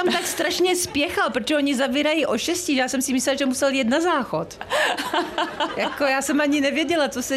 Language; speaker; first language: Czech; early bilingual, heritage; Czech